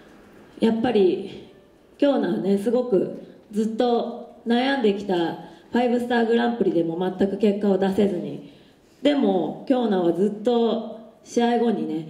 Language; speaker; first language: Japanese; native; Japanese